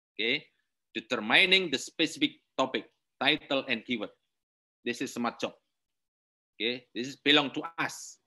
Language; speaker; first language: English; non-native, learner; Indonesian